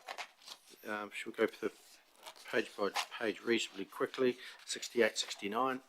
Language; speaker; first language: English; native; English